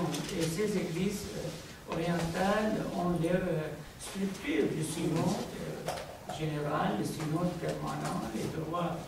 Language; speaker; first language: French; non-native, fluent; Arabic